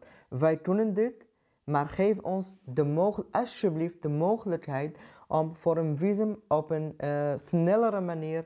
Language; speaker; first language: Dutch; non-native, fluent; Arabic